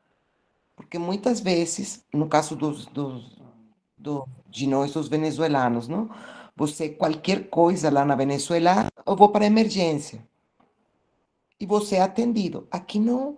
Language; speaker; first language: Portuguese; non-native, fluent; Spanish